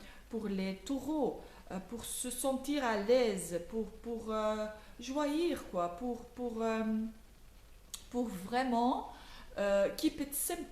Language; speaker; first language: French; non-native, learner; Dutch